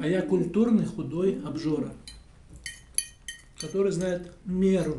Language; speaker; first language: Russian; native; Russian